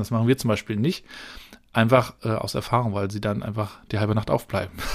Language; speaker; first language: German; native; German